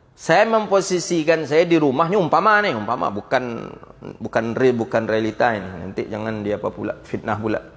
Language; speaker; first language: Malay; non-native, local second language; Minangkabau